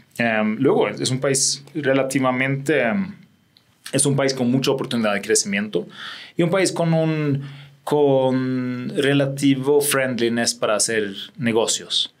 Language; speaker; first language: Spanish; non-native, fluent; Swedish